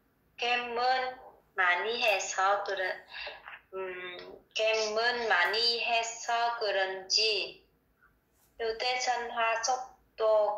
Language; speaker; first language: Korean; non-native, learner; Vietnamese